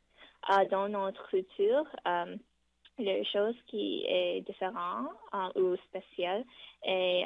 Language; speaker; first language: French; non-native, fluent; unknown